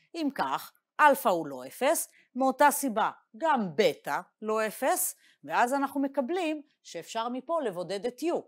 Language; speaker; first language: Hebrew; native; Hebrew